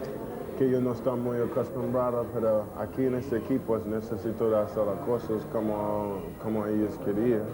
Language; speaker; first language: Spanish; non-native, learner; English